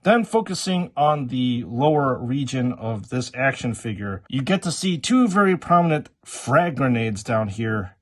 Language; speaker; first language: English; native; English